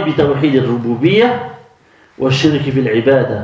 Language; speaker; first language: Arabic; non-native, fluent; French